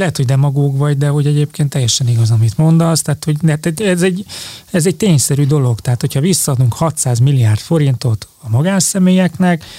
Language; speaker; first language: Hungarian; native; Hungarian